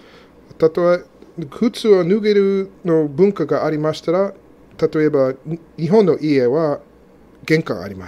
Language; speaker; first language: Japanese; non-native, fluent; English